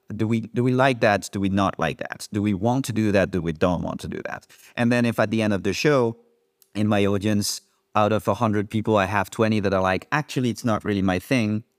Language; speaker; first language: English; non-native, fluent; French